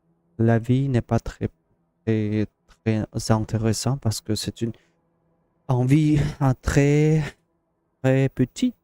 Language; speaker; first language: French; non-native, learner; Russian